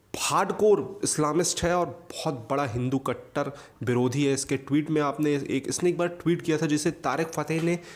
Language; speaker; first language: Hindi; native; Hindi